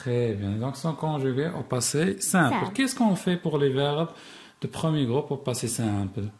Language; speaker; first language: French; non-native, local second language; Arabic